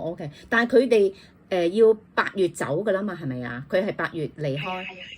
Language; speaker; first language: Cantonese; native; Cantonese